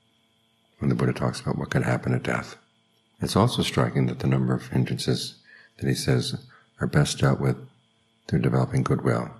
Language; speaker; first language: English; native; English